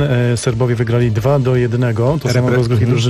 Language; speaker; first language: Polish; native; Polish